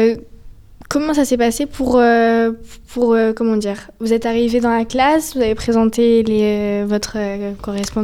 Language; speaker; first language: French; native; French